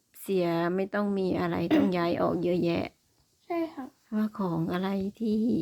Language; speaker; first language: Thai; native; Thai